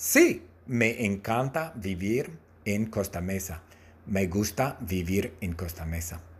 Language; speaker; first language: Spanish; non-native, learner; English